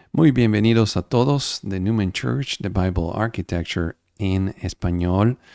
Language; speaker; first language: Spanish; non-native, fluent; Italian